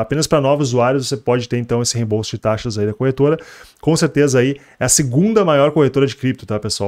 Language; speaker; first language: Portuguese; native; Portuguese